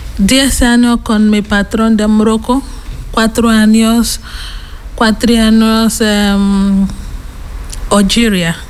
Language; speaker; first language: Spanish; non-native, learner; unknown